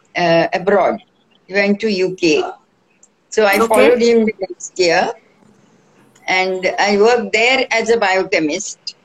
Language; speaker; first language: English; non-native, local second language; Marathi